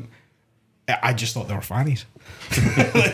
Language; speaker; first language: English; native; English